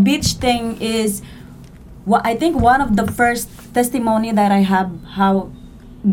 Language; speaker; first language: English; non-native, local second language; Cebuano